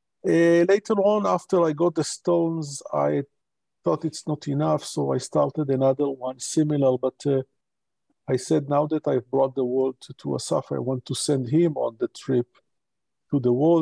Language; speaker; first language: English; non-native, local second language; Hebrew